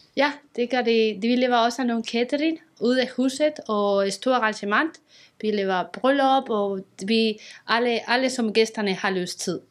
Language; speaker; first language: Danish; non-native, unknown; Spanish